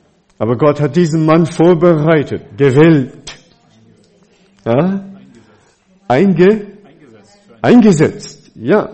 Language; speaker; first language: German; non-native, fluent; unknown